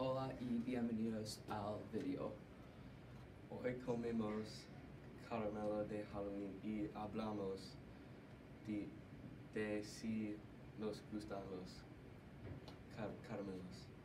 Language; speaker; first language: Spanish; non-native, learner; English